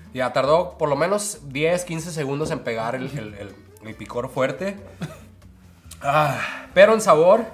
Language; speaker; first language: Spanish; native; Spanish